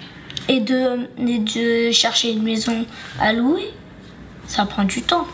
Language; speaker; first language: French; early bilingual, other home language; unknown